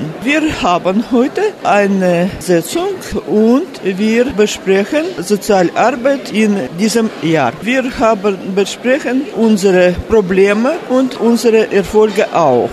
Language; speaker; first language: German; non-native, fluent; Russian